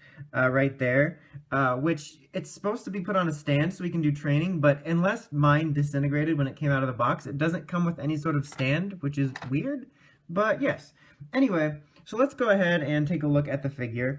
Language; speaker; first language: English; native; English